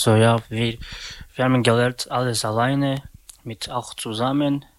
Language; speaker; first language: German; non-native, learner; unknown